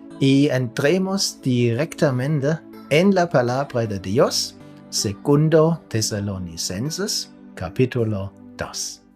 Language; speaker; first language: Spanish; non-native, fluent; German